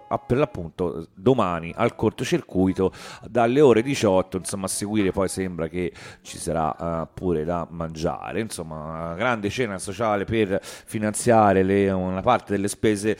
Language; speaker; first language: Italian; native; Italian